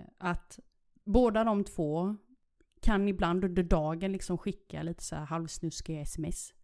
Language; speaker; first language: Swedish; early bilingual, other home language; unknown